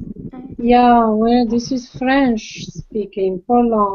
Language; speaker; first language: English; non-native, learner; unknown